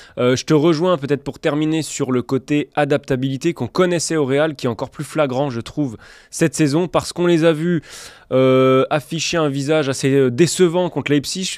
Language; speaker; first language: French; native; French